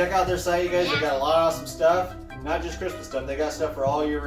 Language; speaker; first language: English; native; English